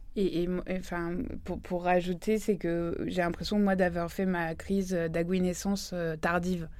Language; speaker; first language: French; native; French